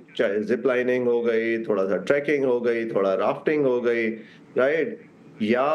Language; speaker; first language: Hindi; native; Hindi